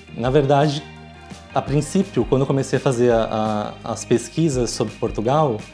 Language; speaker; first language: Portuguese; native; Portuguese